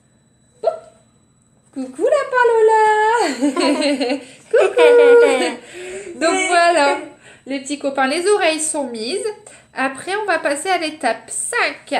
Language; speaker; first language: French; native; French